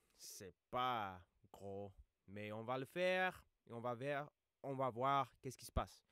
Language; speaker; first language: French; non-native, fluent; English